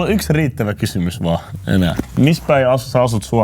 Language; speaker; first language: Finnish; native; Finnish